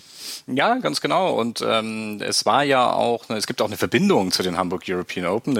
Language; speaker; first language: German; native; German